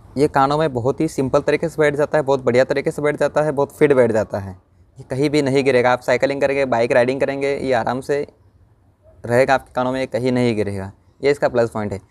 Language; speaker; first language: Hindi; non-native, local second language; Marathi